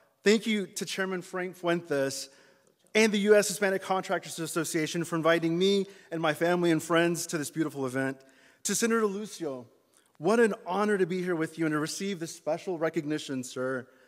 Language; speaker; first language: English; early bilingual, other home language; Spanish